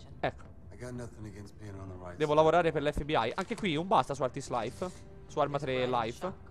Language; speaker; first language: Italian; native; Italian